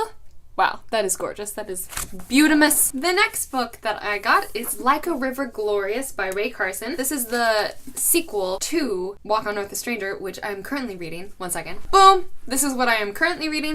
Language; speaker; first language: English; native; English